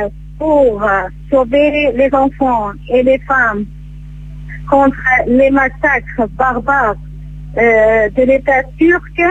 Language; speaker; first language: French; non-native, fluent; Kurdish